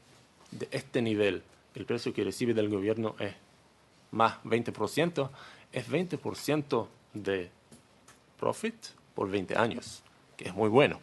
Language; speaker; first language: Spanish; non-native, learner; Hebrew